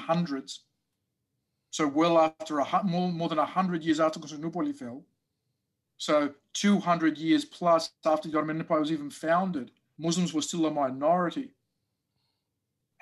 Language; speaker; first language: English; native; English